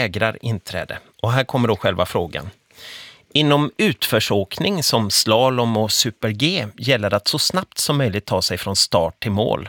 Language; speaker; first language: Swedish; native; Swedish